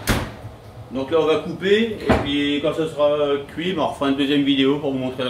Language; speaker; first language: French; native; French